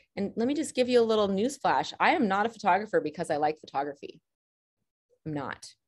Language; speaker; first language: English; native; English